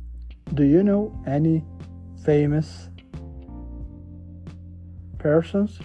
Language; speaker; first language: English; non-native, fluent; Arabic